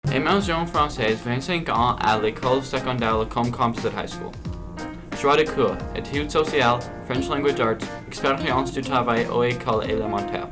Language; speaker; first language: French; non-native, local second language; English